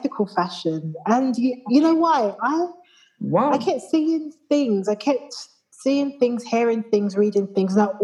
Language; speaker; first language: English; native; English